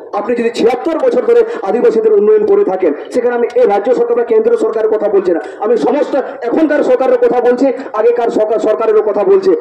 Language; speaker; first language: Bangla; non-native, local second language; Santali